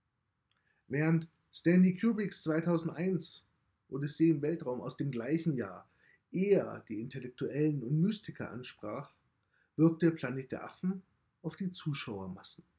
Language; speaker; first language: German; native; German